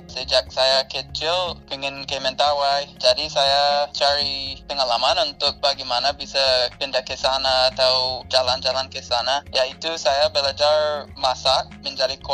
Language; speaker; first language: Indonesian; non-native, fluent; English